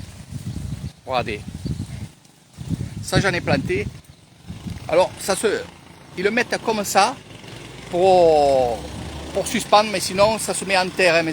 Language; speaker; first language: French; native; French